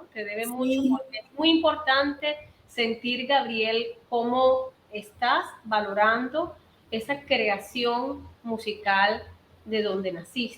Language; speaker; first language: Spanish; native; Spanish